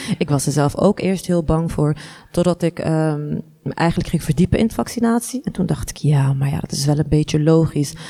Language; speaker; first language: Dutch; early bilingual, other home language; Arabic